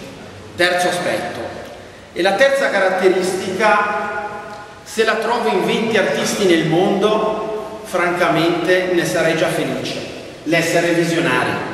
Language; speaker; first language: Italian; native; Italian